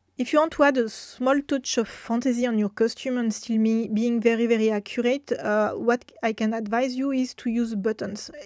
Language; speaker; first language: English; non-native, fluent; French